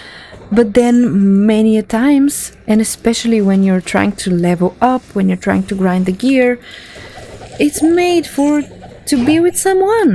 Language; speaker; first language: English; non-native, fluent; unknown